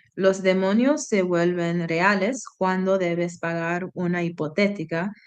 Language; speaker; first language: Spanish; non-native, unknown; English